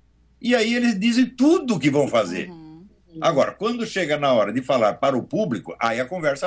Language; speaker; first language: Portuguese; native; Portuguese